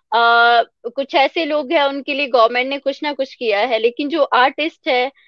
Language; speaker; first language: Hindi; native; Hindi